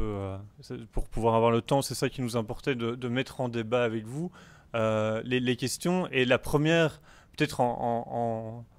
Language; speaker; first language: French; native; French